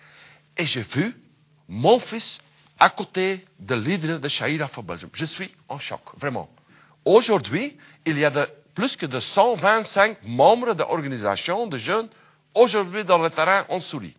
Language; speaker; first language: French; non-native, learner; Dutch